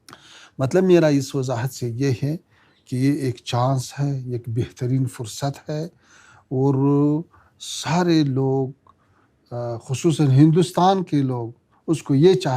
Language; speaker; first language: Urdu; non-native, learner; Pashto